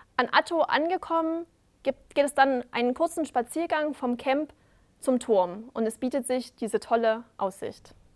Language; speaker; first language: German; native; German